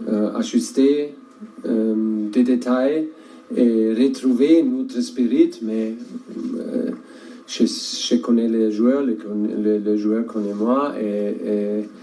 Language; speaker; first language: French; non-native, learner; German